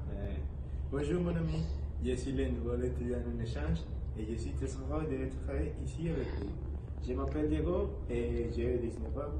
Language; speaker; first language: French; non-native, learner; Spanish